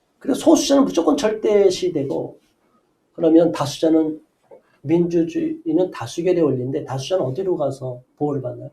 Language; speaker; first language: Korean; native; Korean